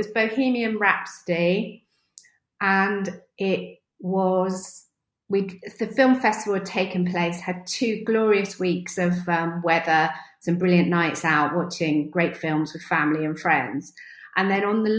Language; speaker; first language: English; native; English